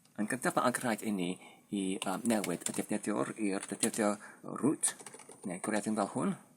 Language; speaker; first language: Welsh; non-native, learner; Polish